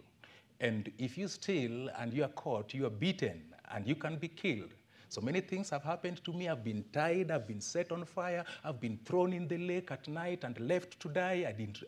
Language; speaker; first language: English; non-native, local second language; Luo (Kenya and Tanzania)